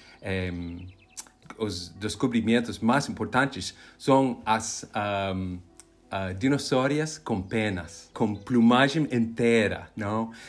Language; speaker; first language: Spanish; non-native, learner; English